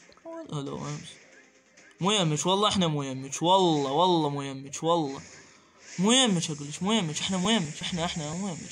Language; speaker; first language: Arabic; native; Arabic